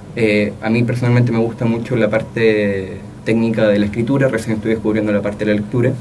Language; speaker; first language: Spanish; native; Spanish